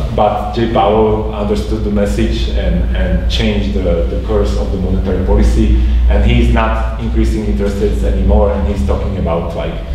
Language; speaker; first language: English; non-native, fluent; Slovak